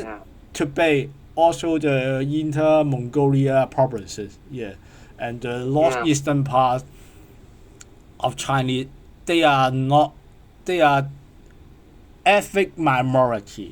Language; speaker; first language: English; non-native, learner; Cantonese